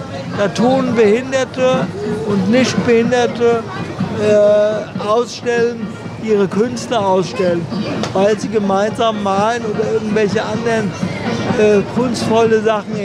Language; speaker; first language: German; native; German